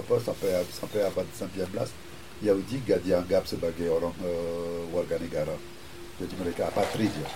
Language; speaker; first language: Indonesian; non-native, fluent; French